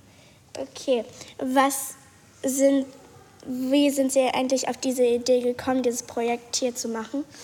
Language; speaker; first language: German; native; German